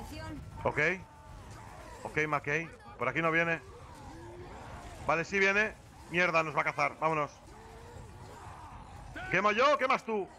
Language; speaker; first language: Spanish; native; Spanish